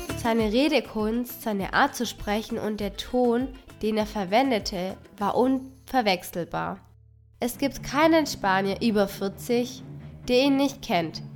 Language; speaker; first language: German; non-native, fluent; Spanish